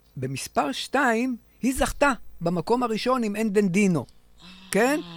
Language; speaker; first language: Hebrew; native; Hebrew